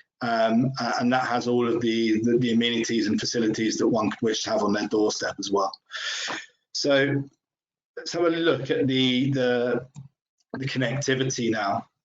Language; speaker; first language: English; native; English